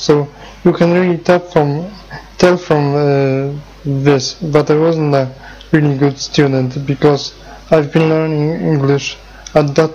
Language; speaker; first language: English; non-native, fluent; Polish